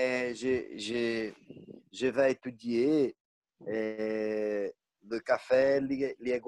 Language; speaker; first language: French; non-native, learner; Portuguese